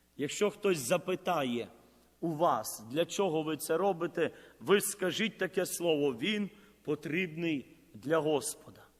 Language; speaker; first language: Ukrainian; native; Ukrainian